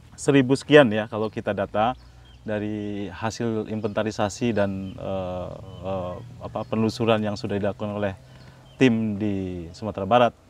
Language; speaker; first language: Indonesian; non-native, local second language; Minangkabau